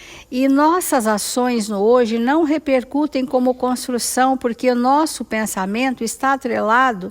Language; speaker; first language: Portuguese; native; Portuguese